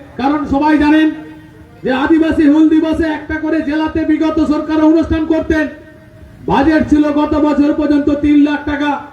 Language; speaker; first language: Bangla; native; Bangla